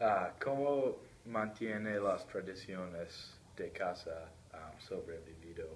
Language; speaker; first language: Spanish; non-native, learner; English